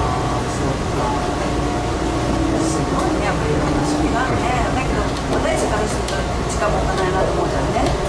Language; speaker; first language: Japanese; native; Japanese